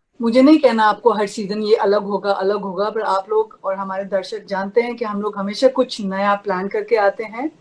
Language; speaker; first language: Hindi; native; Hindi